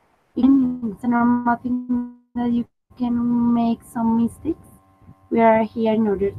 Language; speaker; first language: English; non-native, fluent; Spanish